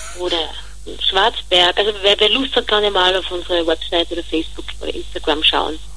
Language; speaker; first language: German; native; German